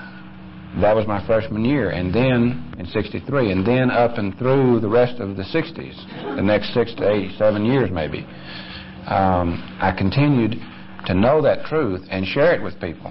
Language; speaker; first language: English; native; English